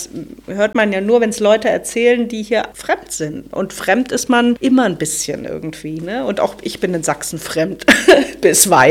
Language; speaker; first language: German; native; German